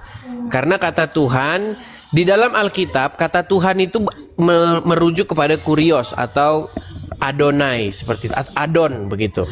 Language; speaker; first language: Indonesian; native; Indonesian